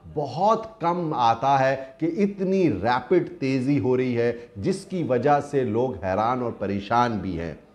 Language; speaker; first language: Urdu; native; Urdu